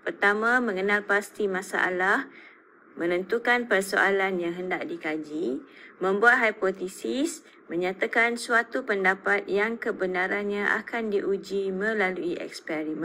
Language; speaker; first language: Malay; native; Malay